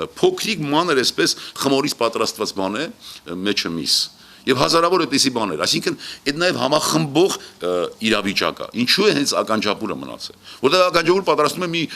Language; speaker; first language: Armenian; native; Armenian